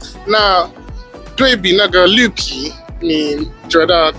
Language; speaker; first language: Chinese; non-native, fluent; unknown